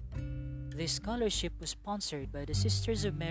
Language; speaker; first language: English; non-native, local second language; Cebuano